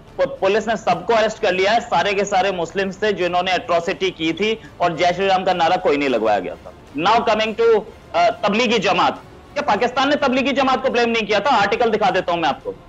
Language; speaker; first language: Hindi; native; Hindi